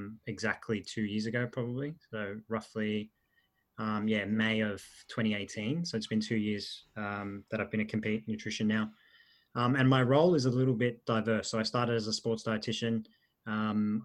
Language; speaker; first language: English; early bilingual, other home language; Italian